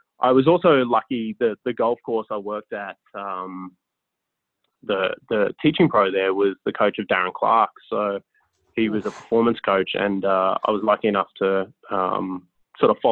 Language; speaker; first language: English; native; English